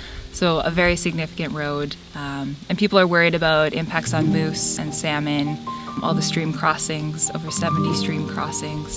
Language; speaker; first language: English; native; English